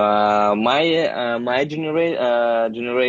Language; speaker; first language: English; non-native, learner; Russian